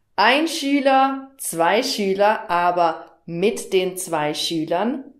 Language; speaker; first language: German; native; German